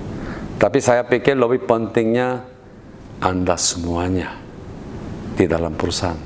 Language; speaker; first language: Indonesian; non-native, learner; Korean